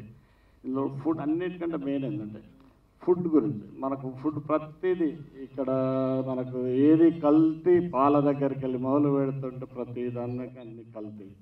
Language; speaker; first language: Telugu; native; Telugu